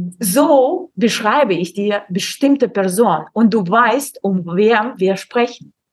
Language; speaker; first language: German; non-native, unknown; Russian